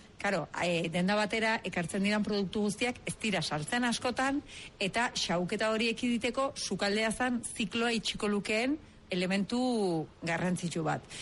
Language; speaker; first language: Basque; native; Basque